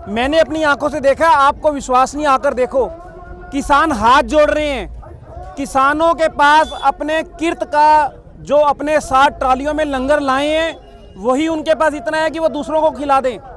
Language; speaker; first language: Hindi; non-native, local second language; Punjabi